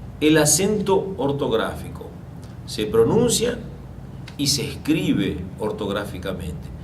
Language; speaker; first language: Spanish; non-native, fluent; Portuguese